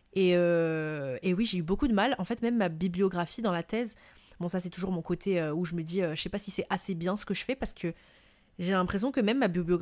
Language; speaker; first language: French; non-native, local second language; Malagasy